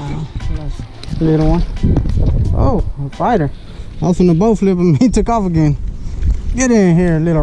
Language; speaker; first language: English; native; English